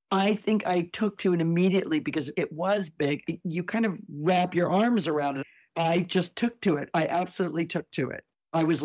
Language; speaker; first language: English; native; English